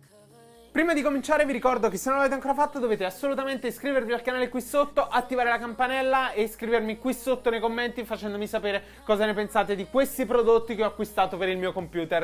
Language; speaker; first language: Italian; native; Italian